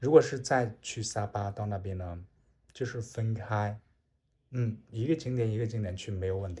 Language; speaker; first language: Chinese; native; Chinese